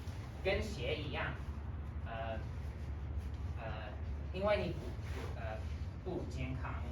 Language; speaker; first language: Chinese; non-native, learner; English